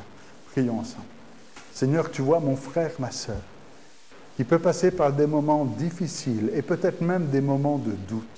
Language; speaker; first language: French; native; French